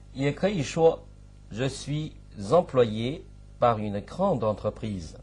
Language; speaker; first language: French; non-native, fluent; Chinese